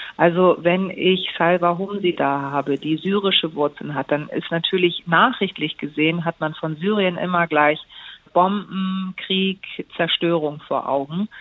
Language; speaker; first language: German; early bilingual, other home language; Greek